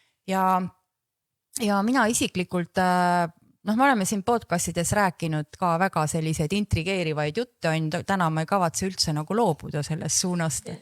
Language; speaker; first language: Estonian; native; Estonian